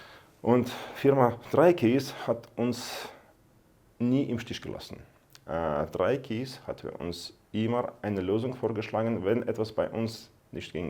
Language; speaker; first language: German; non-native, fluent; Russian